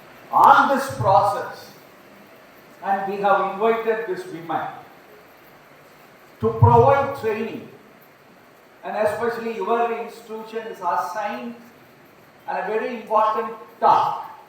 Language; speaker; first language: English; non-native, local second language; Tamil